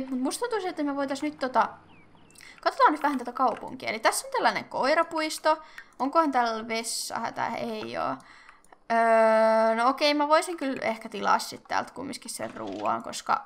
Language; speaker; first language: Finnish; native; Finnish